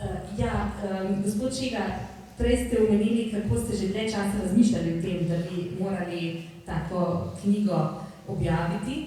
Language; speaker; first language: Slovenian; native; Slovenian